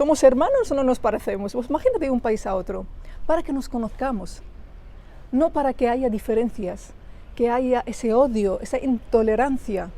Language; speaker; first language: Spanish; early bilingual, other home language; Arabic